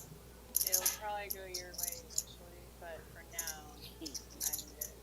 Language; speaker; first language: English; native; English